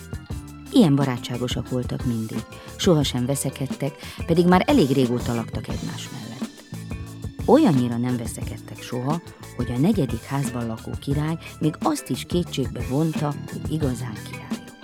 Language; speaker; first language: Hungarian; native; Hungarian